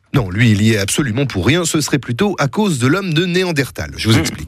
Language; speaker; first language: French; native; French